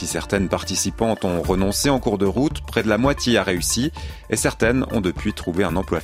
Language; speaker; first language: French; native; French